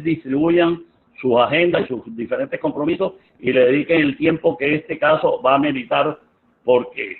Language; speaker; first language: Spanish; native; Spanish